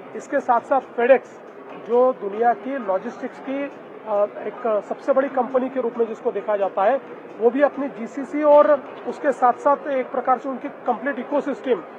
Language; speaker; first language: Hindi; non-native, local second language; Marathi